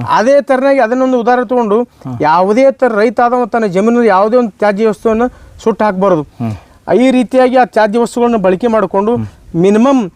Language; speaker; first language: Kannada; non-native, local second language; Marathi